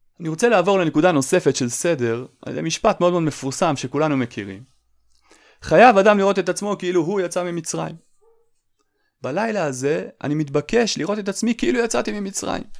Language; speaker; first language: Hebrew; native; Hebrew